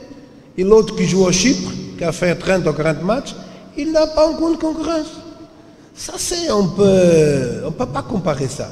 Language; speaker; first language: French; non-native, learner; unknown